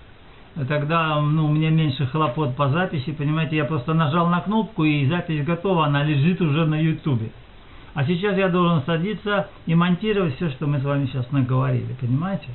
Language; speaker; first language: Russian; native; Russian